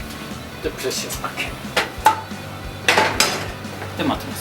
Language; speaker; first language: Japanese; non-native, learner; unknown